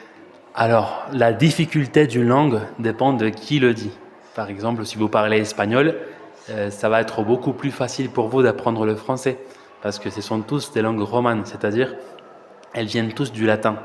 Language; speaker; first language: French; non-native, fluent; Spanish